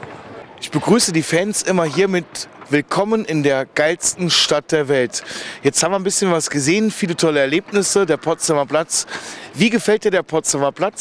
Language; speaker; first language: German; native; German